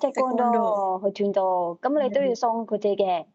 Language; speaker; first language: Cantonese; native; Cantonese